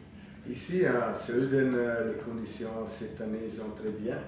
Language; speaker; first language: French; non-native, fluent; German